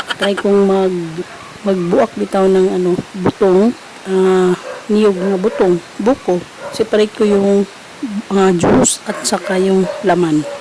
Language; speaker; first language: Filipino; non-native, local second language; Cebuano